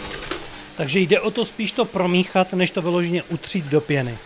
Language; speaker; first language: Czech; native; Czech